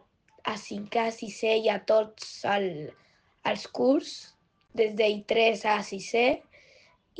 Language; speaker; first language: Catalan; non-native, local second language; Spanish